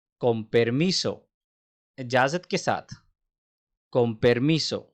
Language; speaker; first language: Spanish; non-native, fluent; Urdu